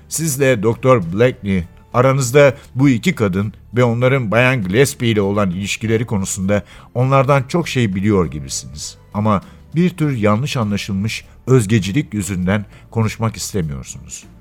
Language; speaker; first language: Turkish; native; Turkish